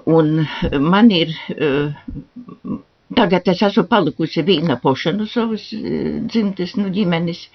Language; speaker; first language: Latvian; native; Latvian